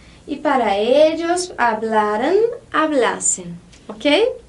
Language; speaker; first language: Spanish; non-native, fluent; Portuguese